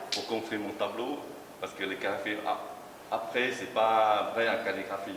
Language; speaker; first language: French; non-native, learner; Chinese